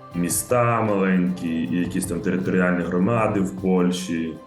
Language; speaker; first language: Ukrainian; native; Ukrainian